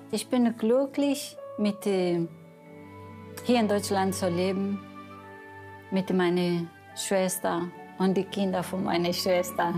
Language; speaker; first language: German; non-native, fluent; Portuguese